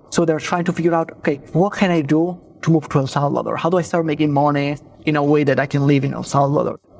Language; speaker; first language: English; non-native, fluent; Italian